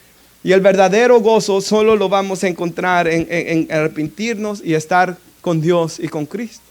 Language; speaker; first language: Spanish; native; Spanish